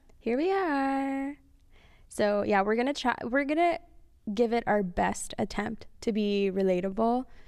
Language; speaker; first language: English; early bilingual, other home language; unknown